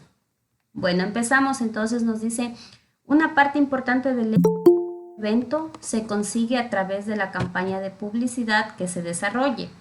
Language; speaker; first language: Spanish; native; Spanish